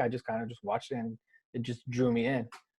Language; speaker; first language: English; native; English